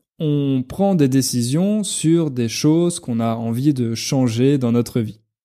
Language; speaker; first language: French; native; French